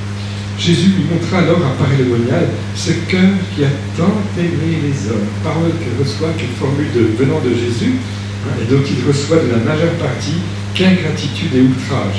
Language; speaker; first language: French; native; French